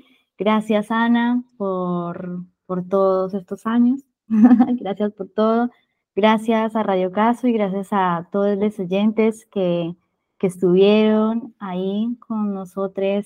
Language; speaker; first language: Spanish; native; Spanish